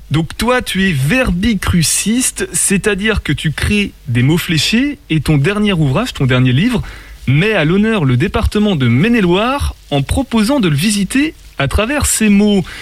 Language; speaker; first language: French; native; French